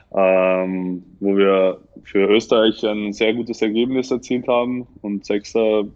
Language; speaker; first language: German; native; German